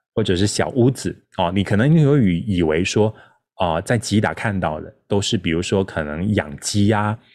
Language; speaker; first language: Chinese; non-native, local second language; Min Nan Chinese